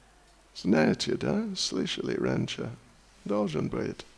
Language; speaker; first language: Russian; non-native, learner; English